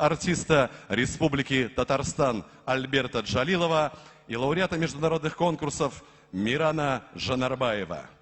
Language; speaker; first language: Russian; native; Russian